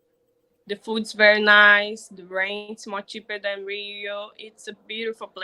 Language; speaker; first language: English; non-native, learner; Portuguese